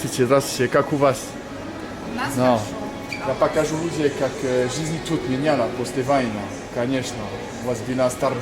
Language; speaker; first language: Russian; non-native, learner; French